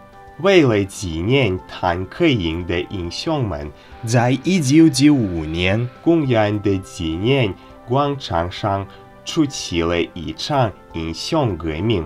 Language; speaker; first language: Chinese; non-native, learner; Russian